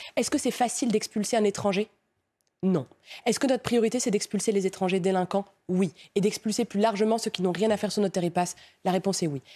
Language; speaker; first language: French; native; French